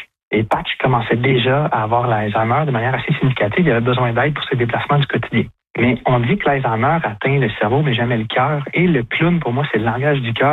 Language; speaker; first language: French; native; French